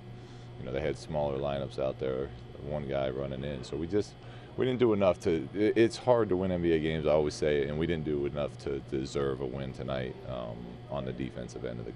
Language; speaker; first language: English; native; English